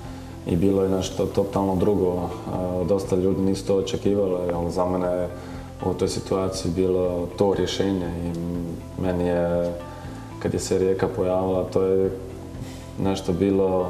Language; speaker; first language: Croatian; early bilingual, heritage; Croatian